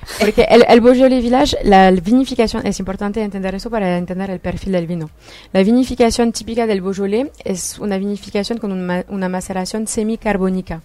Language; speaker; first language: Spanish; non-native, fluent; French